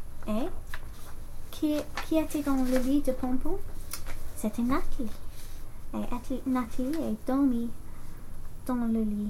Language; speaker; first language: French; non-native, learner; English